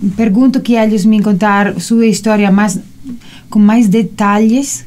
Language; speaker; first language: Portuguese; non-native, learner; Italian